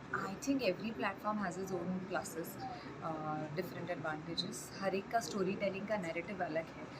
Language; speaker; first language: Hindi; non-native, local second language; Marathi